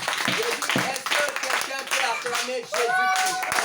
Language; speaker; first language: French; non-native, local second language; Lingala